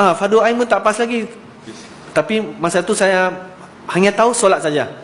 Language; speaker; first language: Malay; non-native, local second language; Chinese